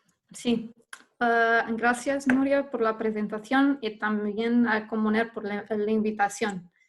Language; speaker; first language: Spanish; non-native, fluent; Portuguese